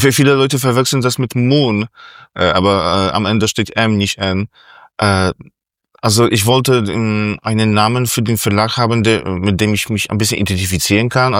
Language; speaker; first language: German; non-native, fluent; Polish